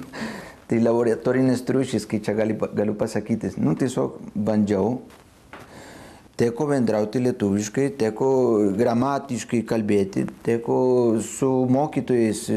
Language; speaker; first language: Lithuanian; non-native, fluent; Spanish